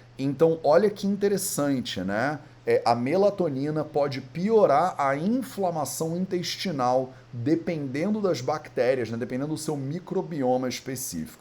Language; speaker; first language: Portuguese; native; Portuguese